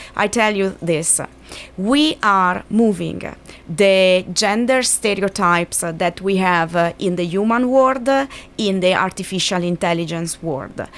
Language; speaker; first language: English; non-native, fluent; Italian